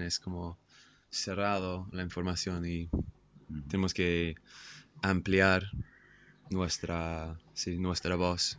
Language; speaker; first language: Spanish; non-native, fluent; English